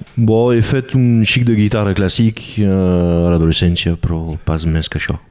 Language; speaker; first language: Catalan; non-native, local second language; French